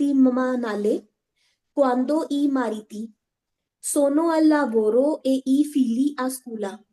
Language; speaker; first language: Italian; non-native, learner; Hindi